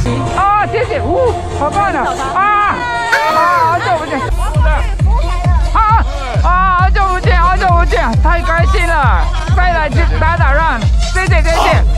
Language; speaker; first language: Chinese; non-native, learner; Japanese